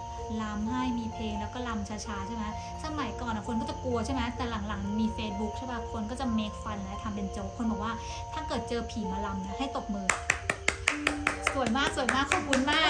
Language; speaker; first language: Thai; native; Thai